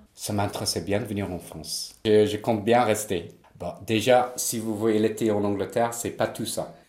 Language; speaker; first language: French; non-native, fluent; English